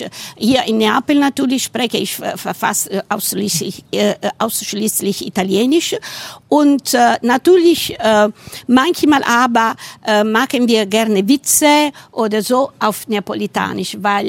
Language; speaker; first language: German; non-native, fluent; Italian